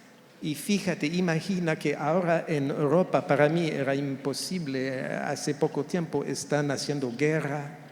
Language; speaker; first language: Spanish; non-native, fluent; French